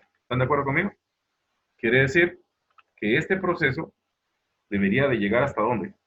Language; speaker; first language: Spanish; native; Spanish